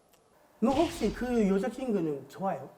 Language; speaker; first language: Korean; non-native, learner; Japanese